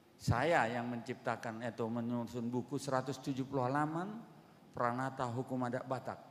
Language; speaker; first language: Indonesian; non-native, local second language; Batak Toba